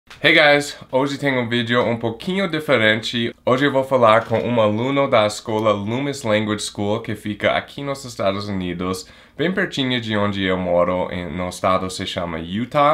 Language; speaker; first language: Portuguese; non-native, fluent; English